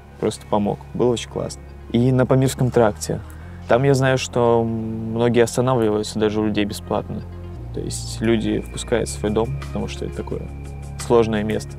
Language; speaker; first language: Russian; native; Russian